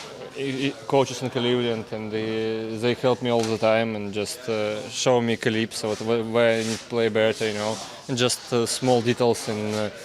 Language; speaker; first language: English; non-native, learner; Russian